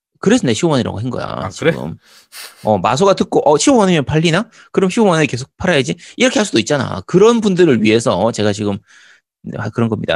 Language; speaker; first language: Korean; native; Korean